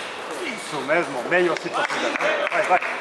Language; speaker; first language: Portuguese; non-native, fluent; French